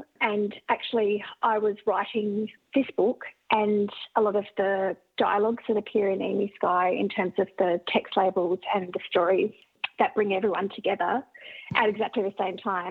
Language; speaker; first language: English; native; English